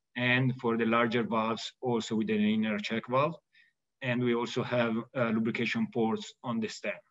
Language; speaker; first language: English; non-native, fluent; Italian